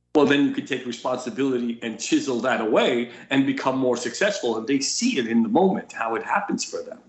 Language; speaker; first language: English; early bilingual, other home language; Russian